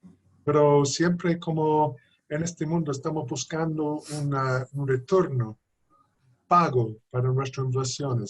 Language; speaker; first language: Spanish; non-native, fluent; English